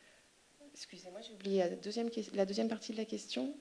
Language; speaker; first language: French; native; French